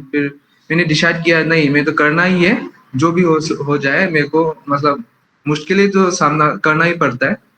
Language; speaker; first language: Hindi; non-native, local second language; Manipuri